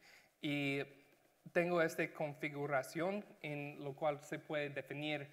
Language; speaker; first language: Spanish; non-native, learner; English